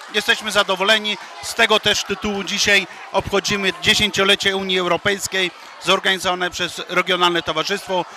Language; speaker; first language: Polish; native; Polish